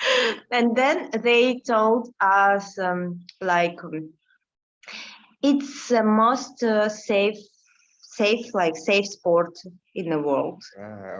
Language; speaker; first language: English; non-native, learner; Russian